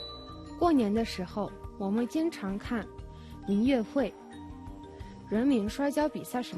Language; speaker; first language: Chinese; non-native, fluent; Mongolian